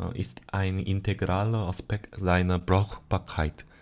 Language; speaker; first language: German; non-native, learner; Korean